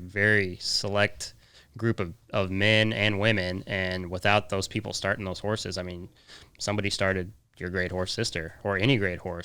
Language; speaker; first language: English; native; English